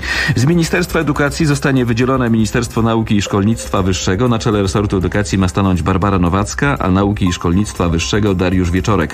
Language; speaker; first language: Polish; native; Polish